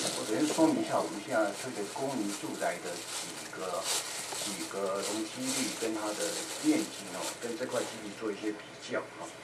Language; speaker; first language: Chinese; native; Chinese